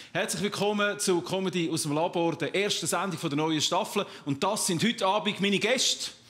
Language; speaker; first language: German; native; German